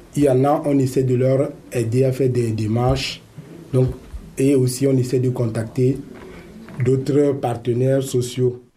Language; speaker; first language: French; native; French